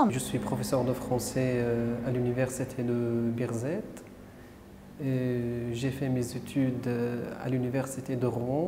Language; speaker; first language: French; non-native, fluent; Arabic